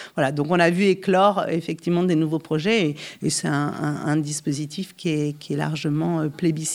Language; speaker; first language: French; native; French